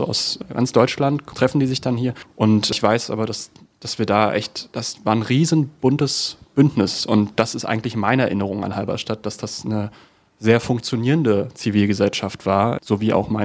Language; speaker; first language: German; native; German